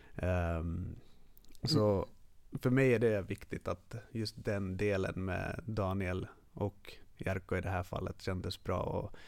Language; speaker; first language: Swedish; early bilingual, other home language; Finnish